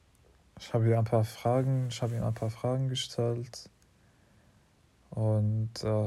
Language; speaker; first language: German; non-native, learner; English